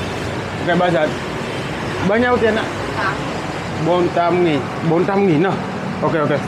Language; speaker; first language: Vietnamese; non-native, learner; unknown